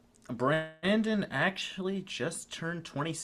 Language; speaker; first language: English; native; English